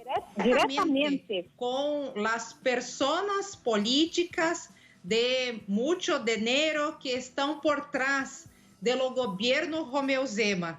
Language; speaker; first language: Portuguese; non-native, local second language; Spanish